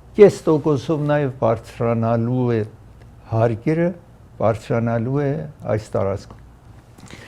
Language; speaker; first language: Armenian; early bilingual, heritage; Armenian